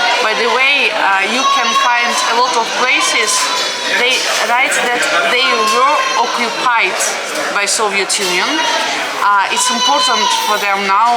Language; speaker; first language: English; non-native, fluent; Russian